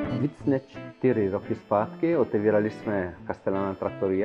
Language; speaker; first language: Czech; non-native, fluent; Italian